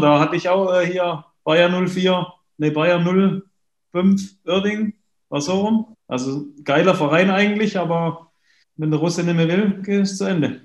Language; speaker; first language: German; native; German